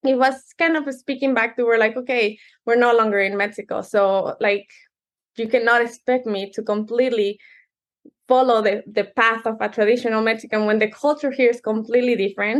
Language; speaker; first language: English; non-native, fluent; Spanish